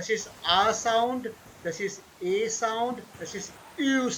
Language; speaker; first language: German; non-native, fluent; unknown